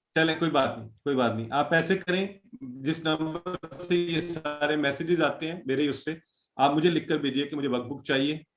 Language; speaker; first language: Urdu; native; Urdu